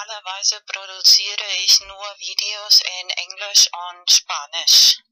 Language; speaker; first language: German; non-native, fluent; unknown